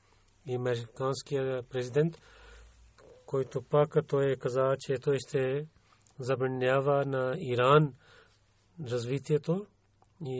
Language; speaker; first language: Bulgarian; non-native, learner; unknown